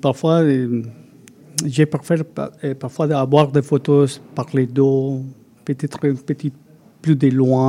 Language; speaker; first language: French; non-native, fluent; Spanish